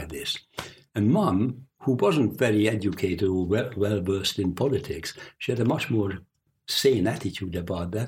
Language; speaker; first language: English; non-native, fluent; Hungarian